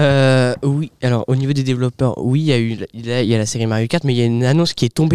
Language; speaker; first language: French; native; French